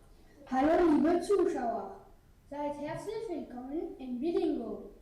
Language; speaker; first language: German; non-native, learner; French